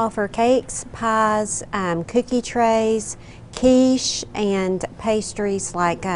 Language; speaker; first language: English; native; English